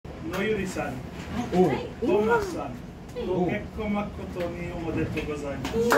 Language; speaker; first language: Japanese; non-native, learner; English